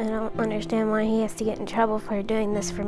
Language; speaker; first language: English; native; English